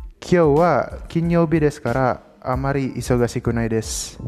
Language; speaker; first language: Japanese; non-native, learner; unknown